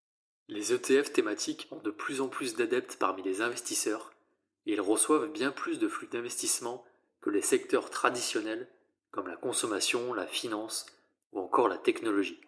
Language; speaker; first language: French; native; French